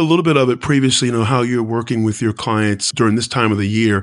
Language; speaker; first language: English; native; English